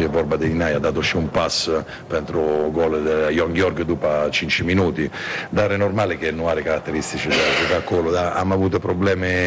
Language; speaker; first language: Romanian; non-native, fluent; Italian